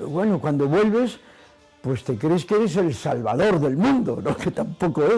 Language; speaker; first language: Spanish; native; Spanish